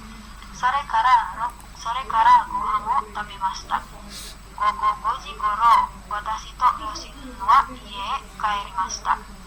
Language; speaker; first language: Japanese; non-native, learner; Indonesian